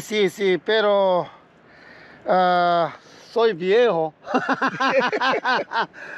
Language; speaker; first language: Spanish; non-native, learner; Korean